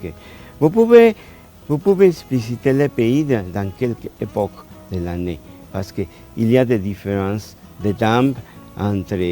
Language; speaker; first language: French; non-native, fluent; Spanish